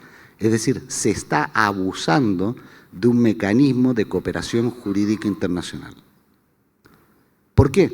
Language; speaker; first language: Spanish; native; Spanish